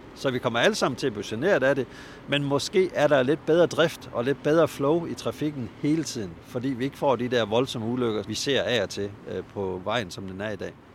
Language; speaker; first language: Danish; native; Danish